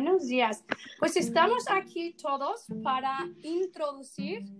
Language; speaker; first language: Spanish; non-native, fluent; English